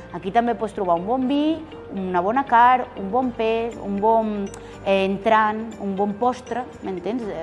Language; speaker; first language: Catalan; non-native, fluent; Spanish